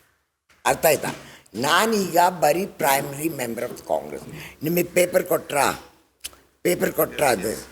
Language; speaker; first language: Kannada; non-native, local second language; Urdu